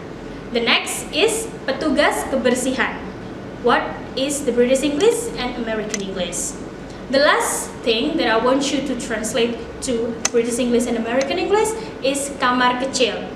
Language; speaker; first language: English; non-native, fluent; Indonesian